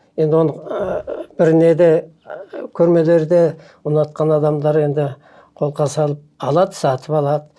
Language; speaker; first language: Kazakh; early bilingual, heritage; Kazakh